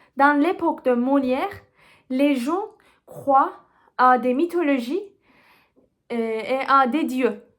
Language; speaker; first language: French; non-native, learner; Turkish